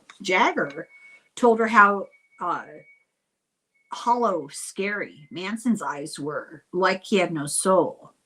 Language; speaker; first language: English; native; English